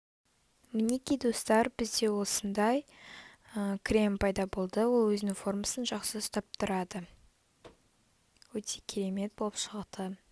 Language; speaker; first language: Kazakh; native; Kazakh